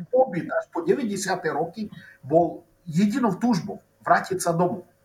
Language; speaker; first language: Slovak; non-native, local second language; Rusyn